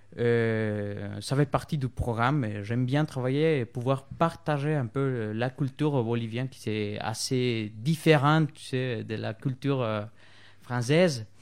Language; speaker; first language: French; non-native, fluent; Spanish